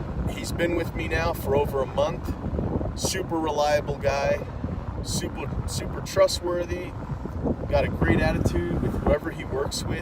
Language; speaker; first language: English; native; English